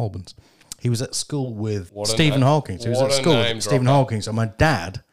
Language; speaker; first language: English; native; English